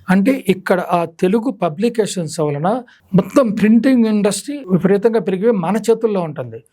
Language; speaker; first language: Telugu; native; Telugu